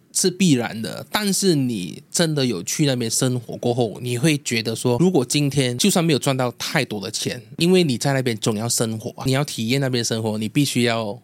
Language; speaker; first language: Chinese; native; Chinese